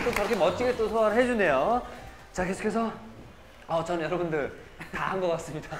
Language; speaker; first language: Korean; native; Korean